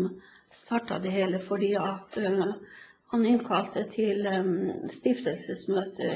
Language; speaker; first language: Norwegian; non-native, local second language; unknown